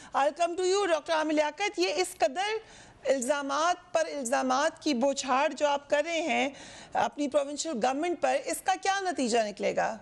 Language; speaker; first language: Urdu; native; Urdu